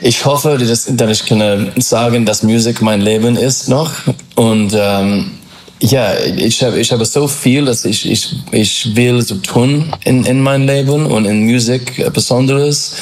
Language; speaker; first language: German; non-native, fluent; English